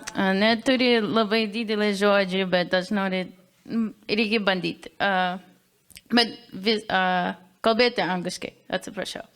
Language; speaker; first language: Lithuanian; early bilingual, heritage; Lithuanian